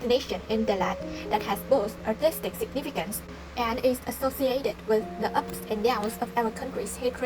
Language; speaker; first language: English; non-native, fluent; Vietnamese